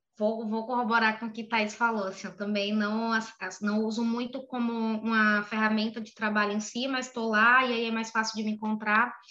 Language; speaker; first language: Portuguese; native; Portuguese